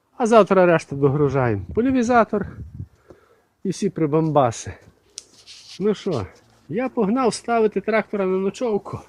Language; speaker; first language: Ukrainian; native; Ukrainian